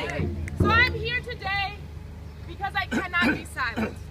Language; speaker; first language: English; native; English